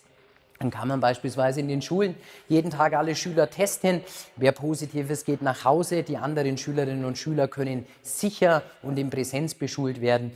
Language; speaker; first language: German; native; German